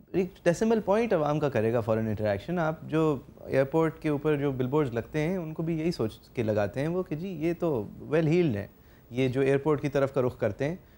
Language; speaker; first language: Urdu; native; Urdu